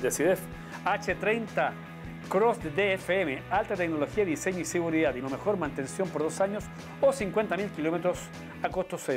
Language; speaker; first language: Spanish; native; Spanish